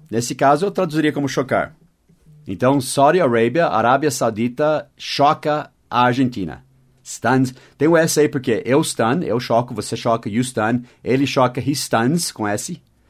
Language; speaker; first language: Portuguese; non-native, fluent; English